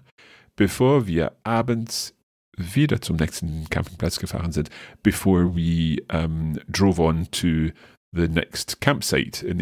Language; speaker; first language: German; non-native, fluent; English